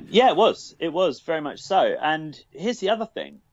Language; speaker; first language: English; native; English